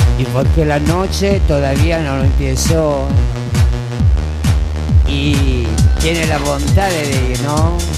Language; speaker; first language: Spanish; non-native, learner; Italian